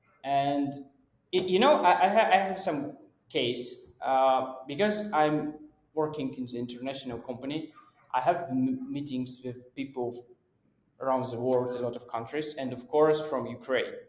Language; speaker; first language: English; non-native, fluent; Russian